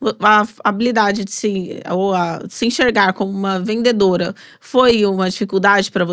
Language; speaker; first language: Portuguese; native; Portuguese